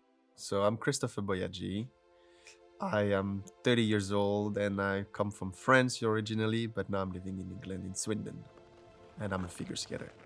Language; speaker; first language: English; non-native, fluent; French